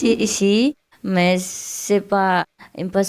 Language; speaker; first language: French; non-native, learner; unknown